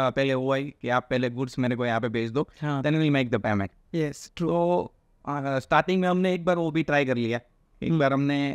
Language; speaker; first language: Hindi; non-native, local second language; Gujarati